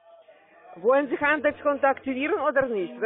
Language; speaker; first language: German; non-native, fluent; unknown